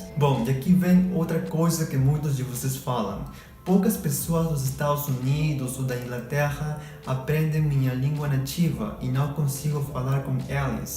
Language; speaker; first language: Portuguese; non-native, fluent; Spanish